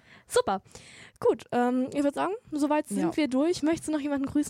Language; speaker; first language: German; native; German